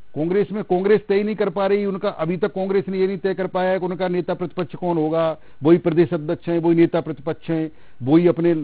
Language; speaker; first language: Hindi; native; Hindi